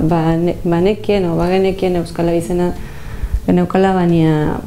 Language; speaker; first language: Basque; non-native, fluent; Spanish